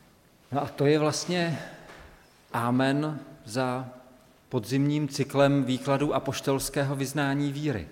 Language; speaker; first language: Czech; native; Czech